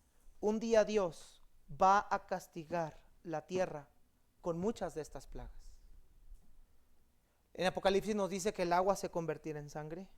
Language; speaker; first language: Spanish; native; Spanish